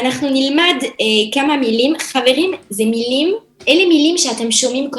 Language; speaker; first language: Hebrew; non-native, fluent; French